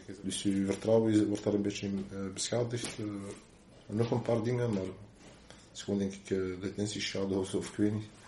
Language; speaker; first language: Dutch; non-native, local second language; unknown